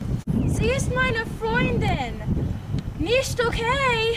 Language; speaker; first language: German; non-native, learner; English